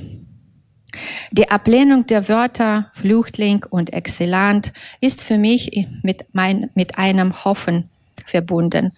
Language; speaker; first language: German; non-native, fluent; Russian